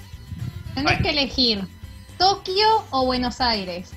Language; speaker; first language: Spanish; native; Spanish